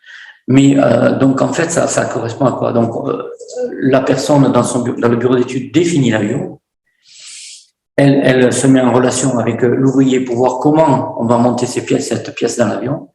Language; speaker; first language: French; native; French